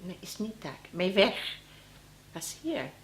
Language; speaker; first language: Dutch; non-native, learner; Spanish